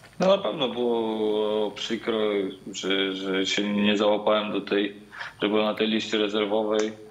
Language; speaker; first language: Polish; native; Polish